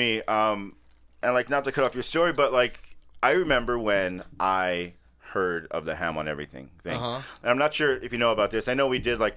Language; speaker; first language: English; native; English